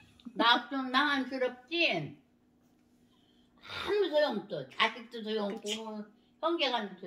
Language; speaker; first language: Korean; native; Korean